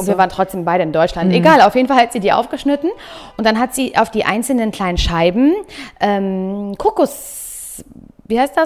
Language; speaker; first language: German; native; German